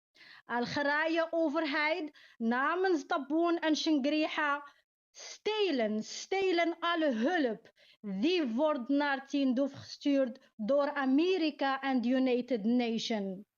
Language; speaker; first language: Dutch; non-native, learner; Arabic